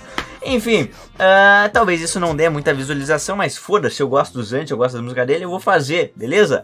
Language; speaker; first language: Portuguese; native; Portuguese